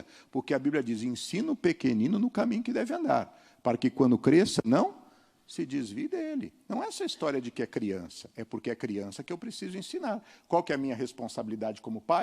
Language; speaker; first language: Portuguese; native; Portuguese